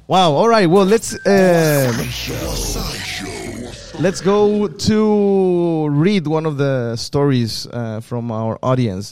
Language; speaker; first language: English; non-native, fluent; Spanish